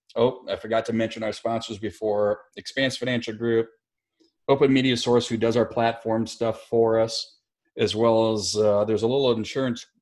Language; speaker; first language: English; native; English